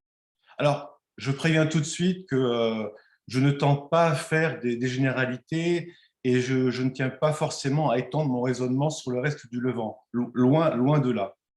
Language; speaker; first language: French; native; French